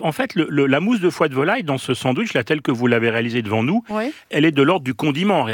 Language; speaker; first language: French; native; French